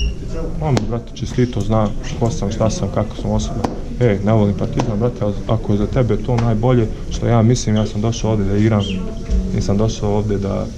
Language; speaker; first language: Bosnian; early bilingual, heritage; Croatian